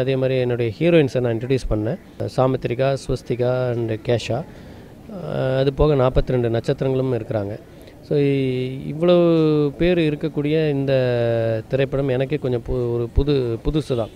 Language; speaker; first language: Tamil; native; Tamil